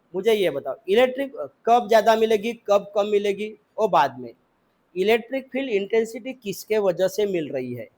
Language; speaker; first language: Hindi; non-native, local second language; Marathi